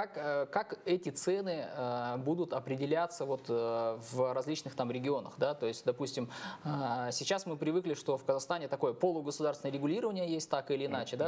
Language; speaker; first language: Russian; native; Russian